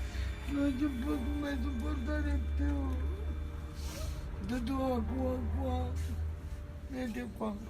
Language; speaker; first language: Italian; non-native, learner; Romanian